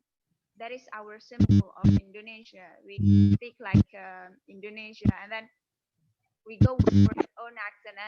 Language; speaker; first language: English; non-native, fluent; Indonesian